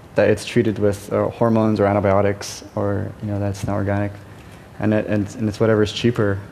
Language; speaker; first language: English; native; English